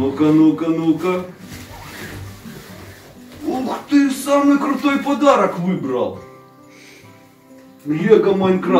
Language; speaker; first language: Russian; native; Russian